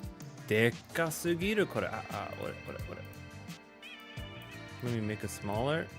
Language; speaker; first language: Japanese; non-native, learner; English